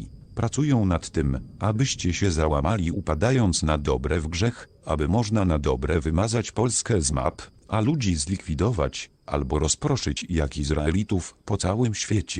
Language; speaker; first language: Polish; native; Polish